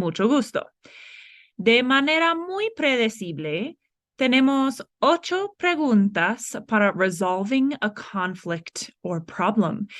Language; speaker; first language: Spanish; non-native, fluent; English